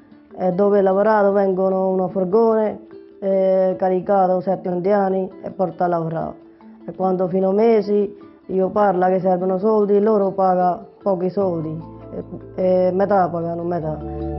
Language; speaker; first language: Italian; non-native, learner; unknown